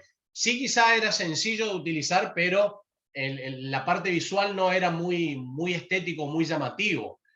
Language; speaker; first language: Spanish; native; Spanish